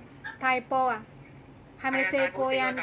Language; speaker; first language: Cantonese; non-native, fluent; Javanese